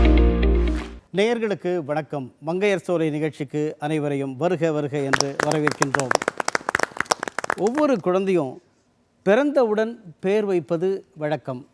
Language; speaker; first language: Tamil; native; Tamil